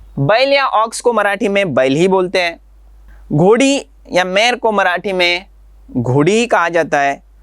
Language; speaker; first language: Hindi; non-native, local second language; Marathi